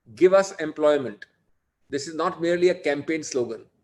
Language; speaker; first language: English; non-native, local second language; Hindi